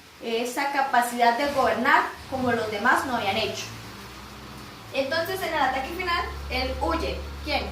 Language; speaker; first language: Spanish; native; Spanish